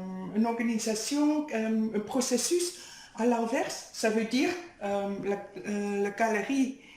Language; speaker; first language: French; non-native, fluent; Dutch